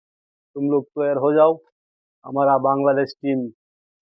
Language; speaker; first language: Hindi; non-native, learner; Bangla